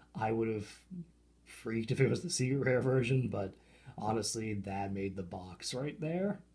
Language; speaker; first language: English; native; English